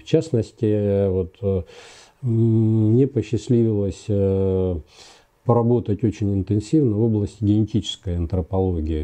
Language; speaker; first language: Russian; native; Russian